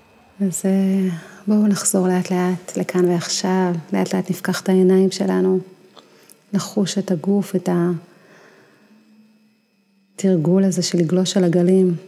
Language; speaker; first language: Hebrew; native; Hebrew